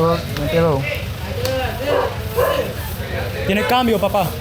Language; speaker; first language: Spanish; non-native, learner; English